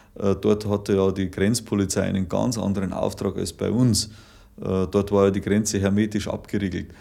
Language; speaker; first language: German; native; German